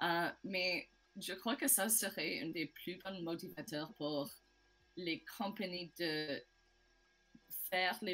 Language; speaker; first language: French; non-native, local second language; English